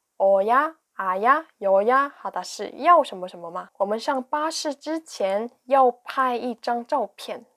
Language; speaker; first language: Chinese; non-native, fluent; Korean